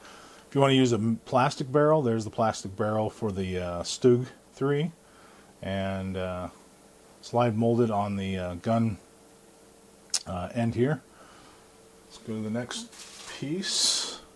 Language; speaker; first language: English; native; English